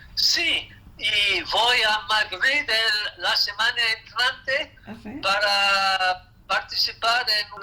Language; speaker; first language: Spanish; non-native, fluent; English